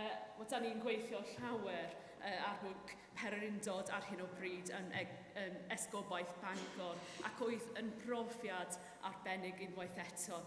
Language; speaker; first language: Welsh; non-native, fluent; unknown